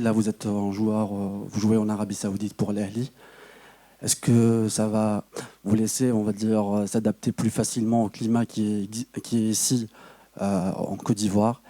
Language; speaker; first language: French; non-native, local second language; Arabic